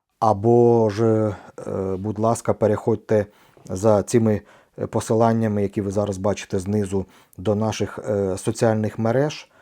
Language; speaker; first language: Ukrainian; non-native, local second language; Russian